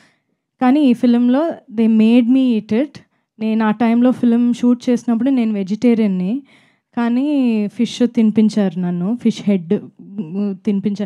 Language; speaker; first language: Telugu; non-native, fluent; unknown